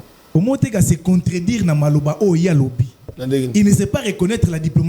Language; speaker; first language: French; non-native, local second language; Lingala